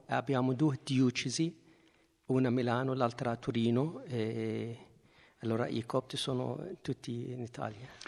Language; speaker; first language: Italian; non-native, learner; Arabic